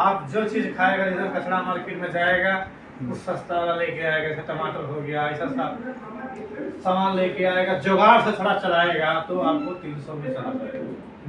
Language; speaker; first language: Hindi; non-native, learner; Nepali